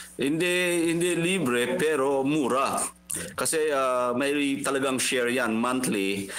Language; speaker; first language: Filipino; non-native, local second language; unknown